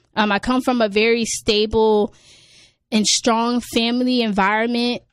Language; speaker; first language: English; native; English